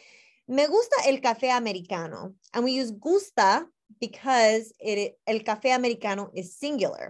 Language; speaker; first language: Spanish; non-native, fluent; English